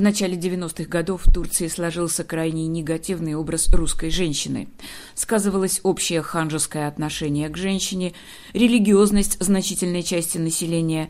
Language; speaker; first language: Russian; native; Russian